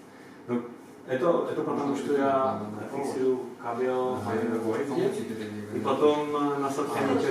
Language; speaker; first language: Russian; non-native, learner; Czech